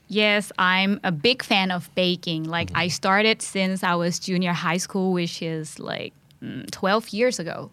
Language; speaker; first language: English; non-native, fluent; Thai